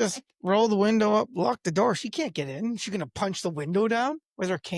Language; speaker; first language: English; native; English